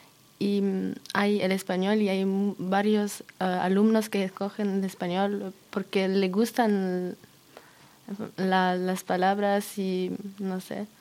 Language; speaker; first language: Spanish; early bilingual, heritage; Spanish